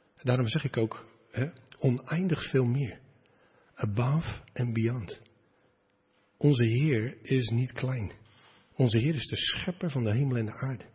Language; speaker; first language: Dutch; native; Dutch